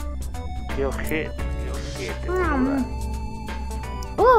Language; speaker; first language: Spanish; native; Spanish